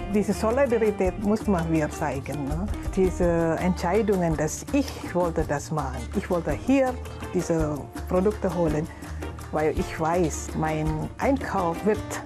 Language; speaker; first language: German; non-native, learner; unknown